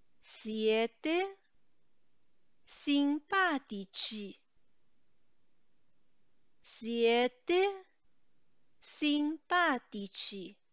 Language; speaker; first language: Italian; non-native, fluent; Chinese